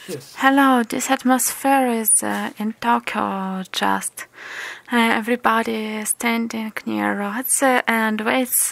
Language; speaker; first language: English; non-native, learner; Russian